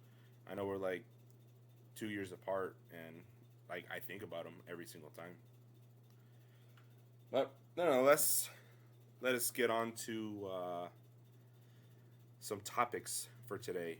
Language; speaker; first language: English; native; English